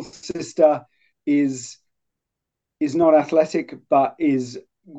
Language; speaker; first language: English; native; English